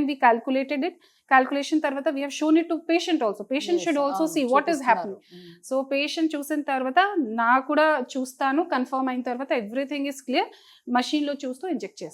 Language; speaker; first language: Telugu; non-native, local second language; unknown